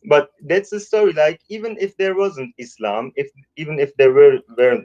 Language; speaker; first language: English; non-native, fluent; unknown